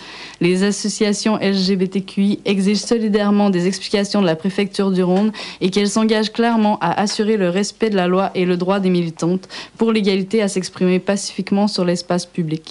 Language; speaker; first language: French; native; French